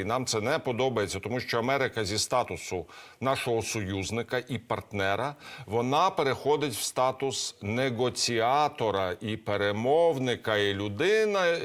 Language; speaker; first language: Ukrainian; native; Ukrainian